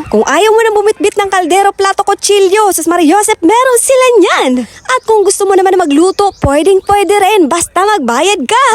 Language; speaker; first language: Filipino; non-native, local second language; Bikol